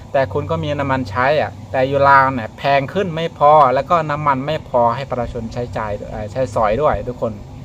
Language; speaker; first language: Thai; native; Thai